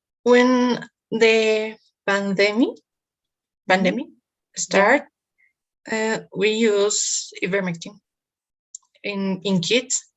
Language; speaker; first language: English; non-native, learner; Spanish